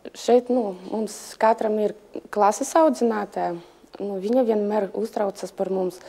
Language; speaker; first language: Latvian; non-native, local second language; Russian